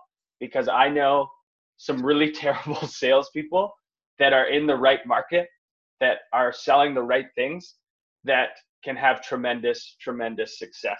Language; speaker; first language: English; native; English